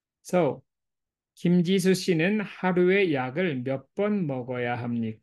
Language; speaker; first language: Korean; non-native, fluent; English